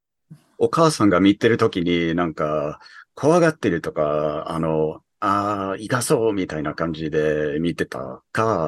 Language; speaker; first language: Japanese; early bilingual, heritage; English